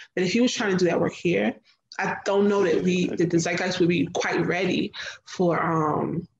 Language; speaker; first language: English; native; English